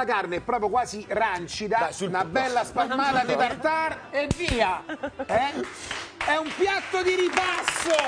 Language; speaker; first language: Italian; native; Italian